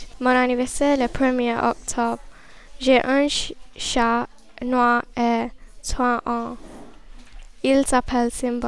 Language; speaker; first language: French; non-native, learner; English